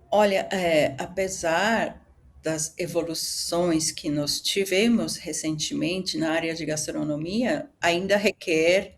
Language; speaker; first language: Portuguese; early bilingual, other home language; Japanese